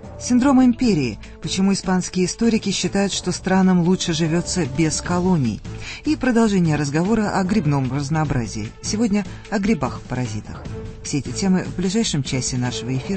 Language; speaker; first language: Russian; native; Russian